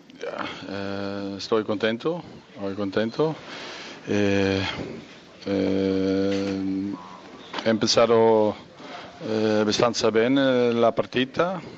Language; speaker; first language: Italian; non-native, learner; Dutch